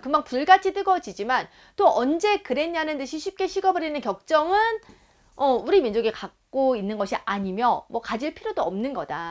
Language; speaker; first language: Korean; native; Korean